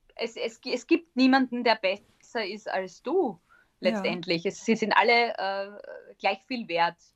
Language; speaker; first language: German; native; German